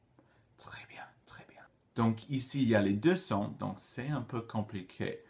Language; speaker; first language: French; non-native, fluent; English